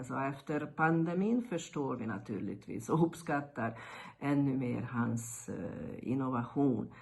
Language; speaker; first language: Swedish; non-native, fluent; Hungarian